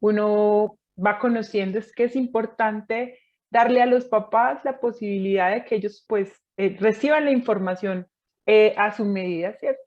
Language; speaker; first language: Spanish; native; Spanish